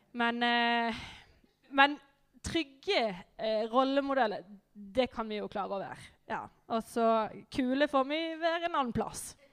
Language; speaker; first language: Norwegian; native; Norwegian